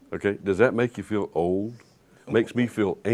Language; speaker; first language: English; native; English